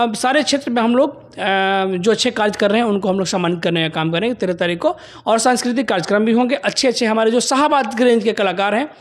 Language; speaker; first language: Hindi; native; Hindi